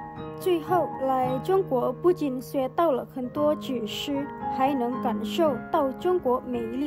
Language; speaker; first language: Chinese; non-native, fluent; Indonesian